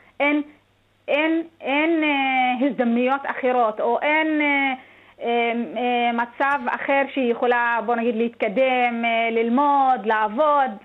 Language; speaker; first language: Hebrew; non-native, local second language; Arabic